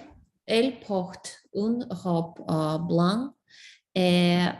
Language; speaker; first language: French; non-native, learner; English